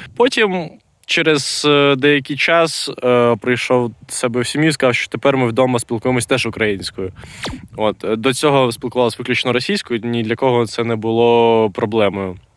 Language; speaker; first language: Ukrainian; non-native, local second language; Russian